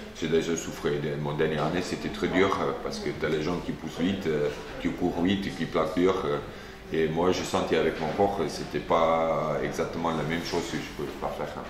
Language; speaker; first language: French; non-native, fluent; Afrikaans